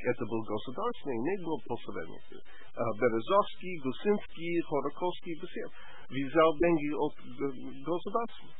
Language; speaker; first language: Russian; non-native, learner; English